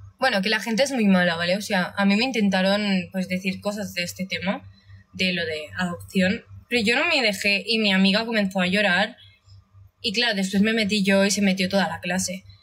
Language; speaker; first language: Spanish; early bilingual, other home language; Russian